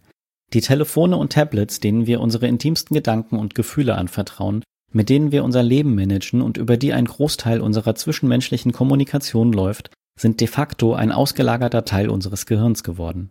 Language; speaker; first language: German; native; German